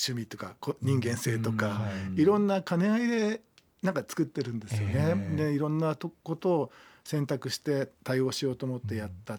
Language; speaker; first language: Japanese; native; Japanese